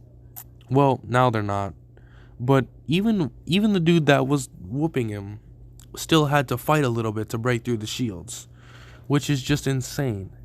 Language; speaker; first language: English; native; English